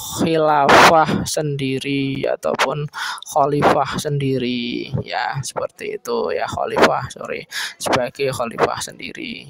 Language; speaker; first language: Indonesian; native; Indonesian